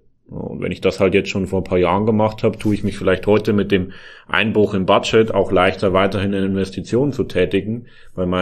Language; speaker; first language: German; native; German